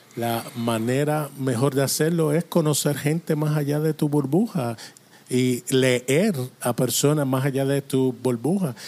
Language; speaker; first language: Spanish; non-native, fluent; English